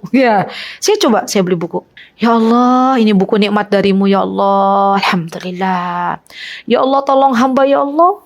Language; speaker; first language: Indonesian; native; Indonesian